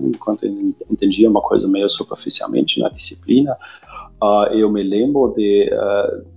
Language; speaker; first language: Portuguese; non-native, fluent; German